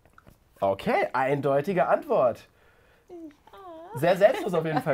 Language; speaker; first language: German; native; German